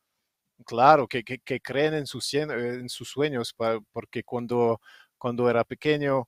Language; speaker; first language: Spanish; non-native, fluent; French